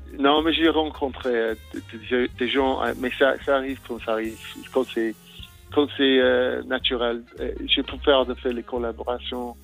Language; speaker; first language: French; non-native, fluent; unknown